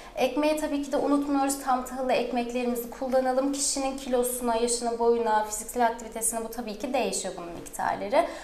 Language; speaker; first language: Turkish; early bilingual, heritage; Turkish